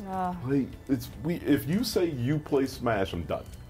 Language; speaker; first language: English; native; English